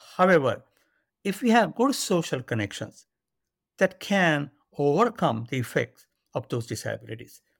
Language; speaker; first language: English; non-native, local second language; Marathi